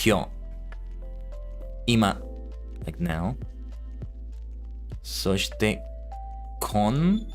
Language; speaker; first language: Japanese; non-native, learner; English